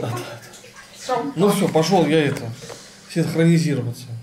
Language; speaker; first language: Russian; native; Russian